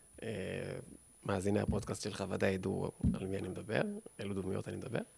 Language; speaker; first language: Hebrew; native; Hebrew